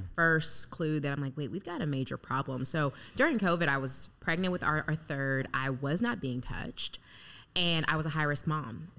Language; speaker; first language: English; native; English